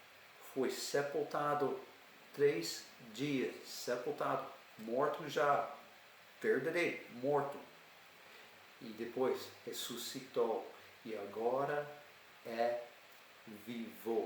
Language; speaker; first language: Portuguese; non-native, learner; English